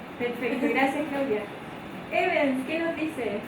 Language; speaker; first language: Spanish; native; Spanish